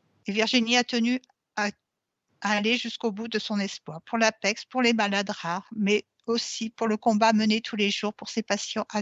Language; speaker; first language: French; native; French